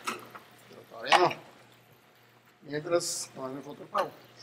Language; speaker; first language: Spanish; native; Spanish